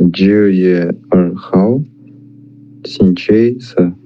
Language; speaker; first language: Chinese; non-native, learner; Kazakh